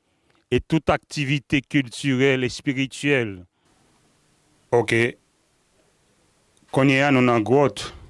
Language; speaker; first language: French; non-native, local second language; Haitian Creole